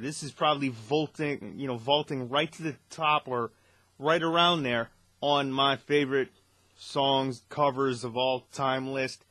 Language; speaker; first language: English; native; English